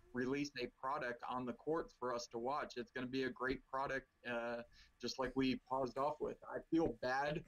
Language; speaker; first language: English; native; English